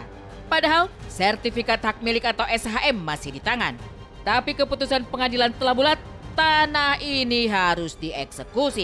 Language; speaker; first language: Indonesian; native; Indonesian